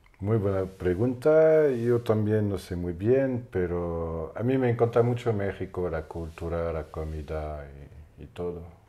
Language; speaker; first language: Spanish; non-native, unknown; French